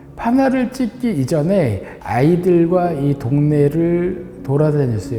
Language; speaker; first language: Korean; native; Korean